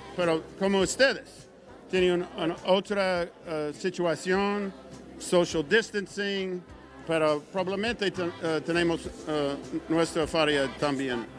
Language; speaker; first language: Spanish; non-native, learner; English